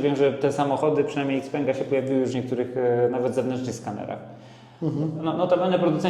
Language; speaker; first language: Polish; native; Polish